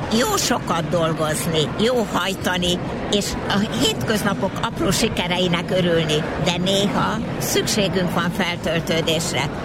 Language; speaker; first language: Hungarian; early bilingual, heritage; Hungarian